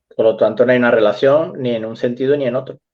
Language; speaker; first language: Spanish; native; Spanish